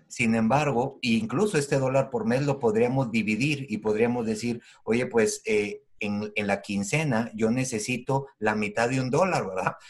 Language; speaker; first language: Spanish; native; Spanish